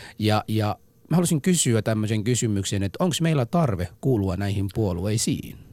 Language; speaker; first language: Finnish; non-native, fluent; Somali